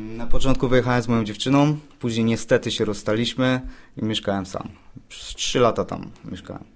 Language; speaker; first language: Polish; native; Polish